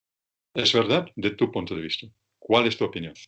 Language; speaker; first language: Spanish; non-native, fluent; Russian